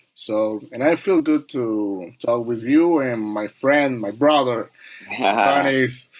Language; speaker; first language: English; non-native, learner; Spanish